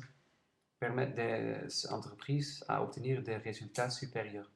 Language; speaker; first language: French; non-native, learner; Dutch